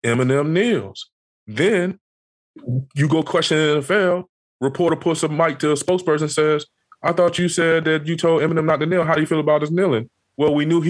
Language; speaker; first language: English; native; English